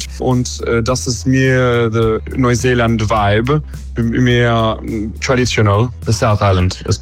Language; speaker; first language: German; non-native, learner; English